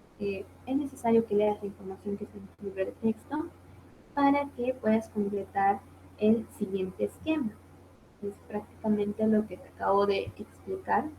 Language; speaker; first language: Spanish; native; Spanish